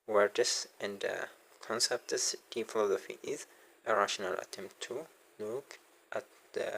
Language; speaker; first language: English; non-native, local second language; Amharic